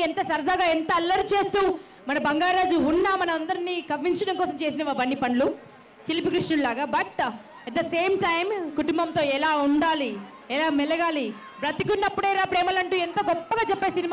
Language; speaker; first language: Telugu; native; Telugu